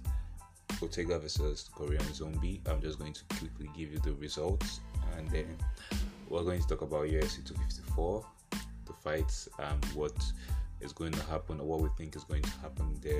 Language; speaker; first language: English; non-native, local second language; Yoruba